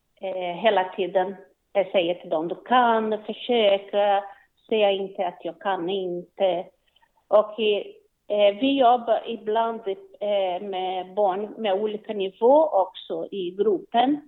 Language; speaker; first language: Swedish; non-native, learner; Portuguese